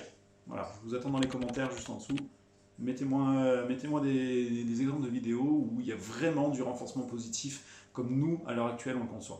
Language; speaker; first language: French; native; French